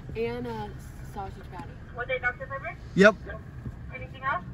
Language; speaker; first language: English; native; English